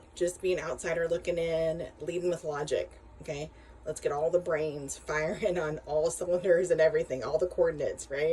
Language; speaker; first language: English; native; English